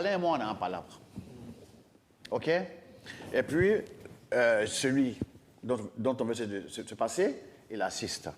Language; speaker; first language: French; non-native, local second language; Dyula